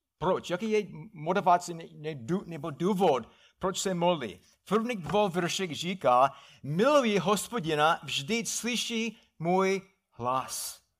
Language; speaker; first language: Czech; non-native, fluent; English